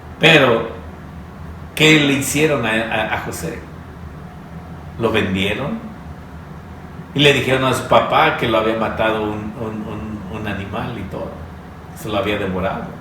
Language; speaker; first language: Spanish; native; Spanish